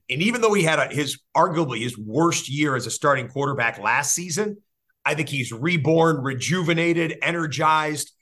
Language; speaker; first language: English; native; English